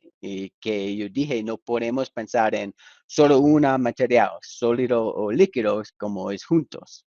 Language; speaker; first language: Spanish; non-native, fluent; English